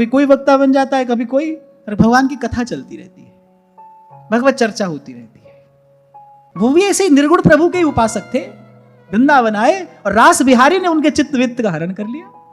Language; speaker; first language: Hindi; native; Hindi